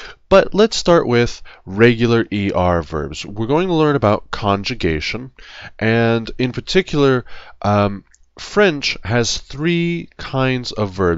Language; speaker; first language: English; native; English